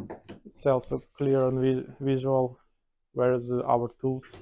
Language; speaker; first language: English; non-native, learner; Ukrainian